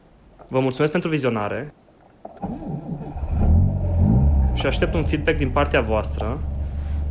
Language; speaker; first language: Romanian; native; Romanian